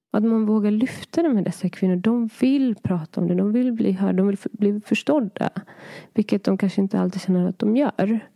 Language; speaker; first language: Swedish; early bilingual, other home language; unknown